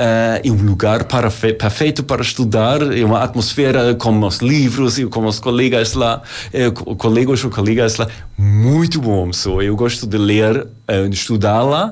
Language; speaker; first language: Portuguese; non-native, learner; German